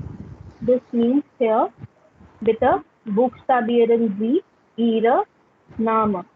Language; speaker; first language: German; non-native, learner; Hindi